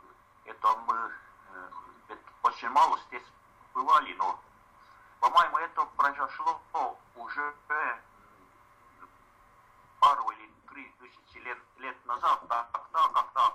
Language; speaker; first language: Russian; non-native, fluent; Estonian